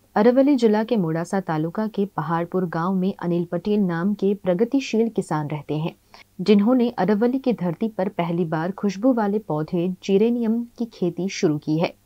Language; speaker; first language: Hindi; non-native, local second language; Gujarati